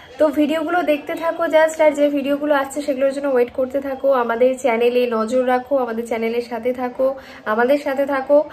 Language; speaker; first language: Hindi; non-native, local second language; Bangla